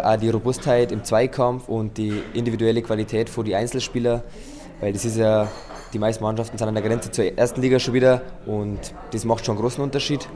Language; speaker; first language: German; native; German